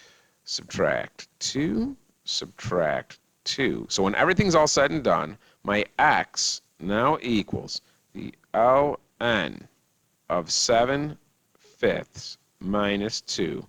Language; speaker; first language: English; native; English